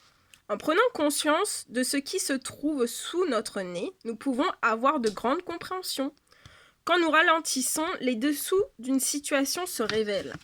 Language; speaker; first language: French; native; French